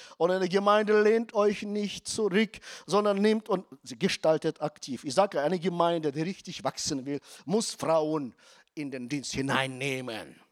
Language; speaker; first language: German; non-native, fluent; Russian